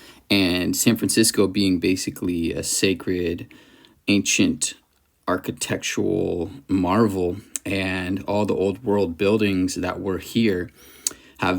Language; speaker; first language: English; native; English